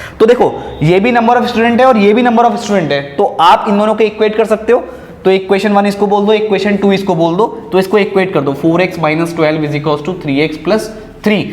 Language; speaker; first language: Hindi; native; Hindi